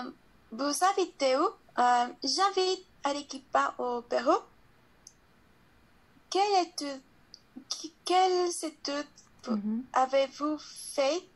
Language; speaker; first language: French; non-native, learner; Spanish